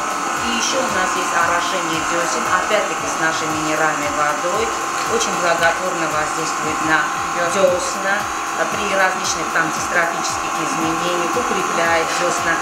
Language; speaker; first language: Russian; non-native, local second language; Armenian